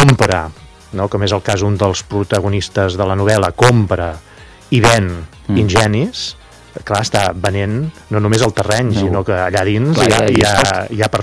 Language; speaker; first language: Catalan; native; Catalan